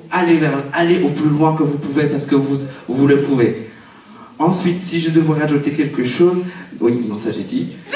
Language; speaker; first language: French; native; French